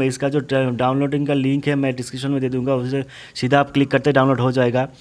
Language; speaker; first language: Hindi; non-native, local second language; Bangla